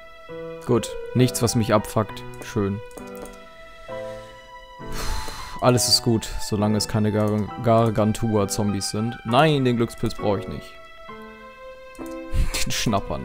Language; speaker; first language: German; native; German